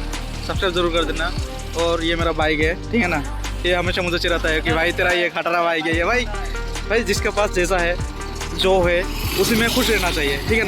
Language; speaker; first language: Hindi; non-native, local second language; Assamese